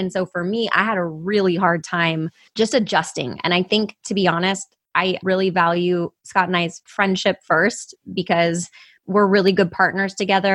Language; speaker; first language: English; native; English